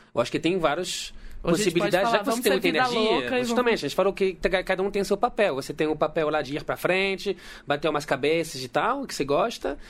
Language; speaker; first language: Portuguese; non-native, fluent; French